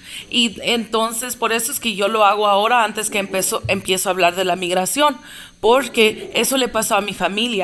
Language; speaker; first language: Spanish; early bilingual, heritage; Spanish